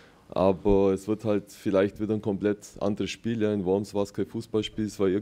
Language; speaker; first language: German; native; German